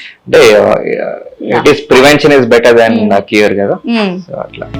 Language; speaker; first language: Telugu; native; Telugu